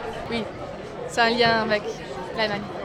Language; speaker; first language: French; non-native, fluent; German